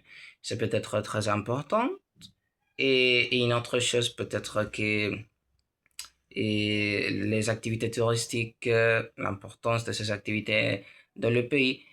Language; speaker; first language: French; non-native, learner; Spanish